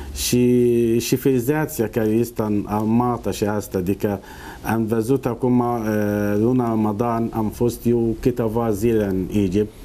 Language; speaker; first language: Romanian; non-native, learner; Arabic